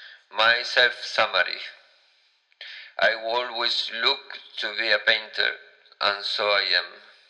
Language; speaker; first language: English; non-native, fluent; Spanish